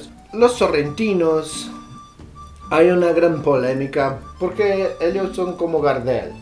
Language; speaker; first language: Spanish; non-native, learner; Portuguese